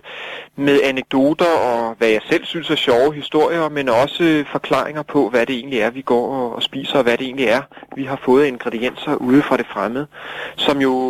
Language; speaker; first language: Danish; native; Danish